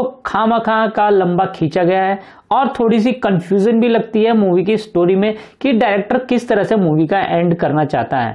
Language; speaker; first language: Hindi; native; Hindi